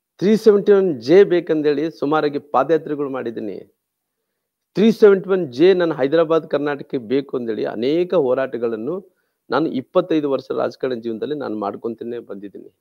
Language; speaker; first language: Kannada; non-native, local second language; Telugu